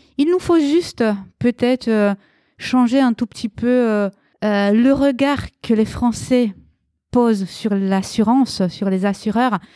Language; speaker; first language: French; early bilingual, other home language; Romanian